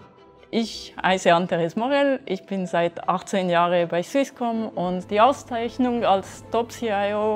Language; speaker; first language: German; non-native, local second language; French